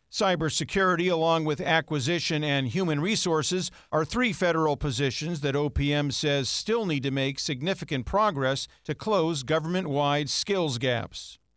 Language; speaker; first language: English; native; English